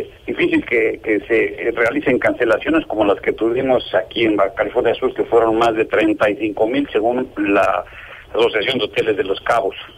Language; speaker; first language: Spanish; native; Spanish